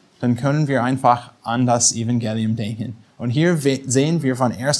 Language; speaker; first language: German; non-native, fluent; English